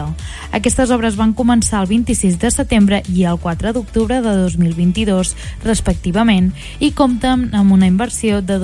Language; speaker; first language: Catalan; native; Catalan